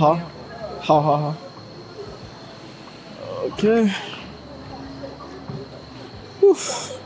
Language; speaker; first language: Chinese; non-native, learner; Haitian Creole